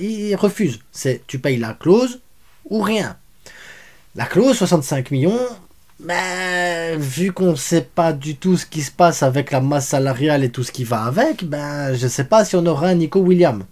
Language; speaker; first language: French; native; French